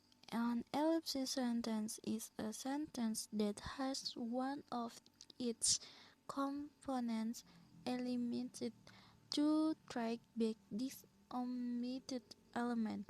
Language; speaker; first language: English; non-native, learner; Indonesian